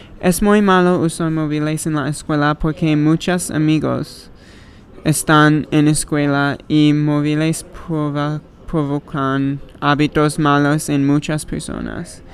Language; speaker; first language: Spanish; non-native, learner; English